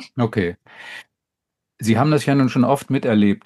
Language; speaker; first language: German; native; German